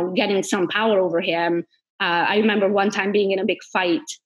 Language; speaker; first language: English; non-native, fluent; Hungarian